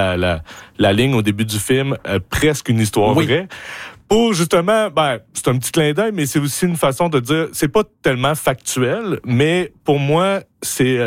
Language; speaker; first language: French; native; French